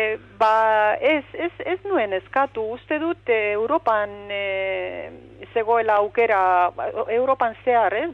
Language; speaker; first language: Basque; non-native, fluent; Romanian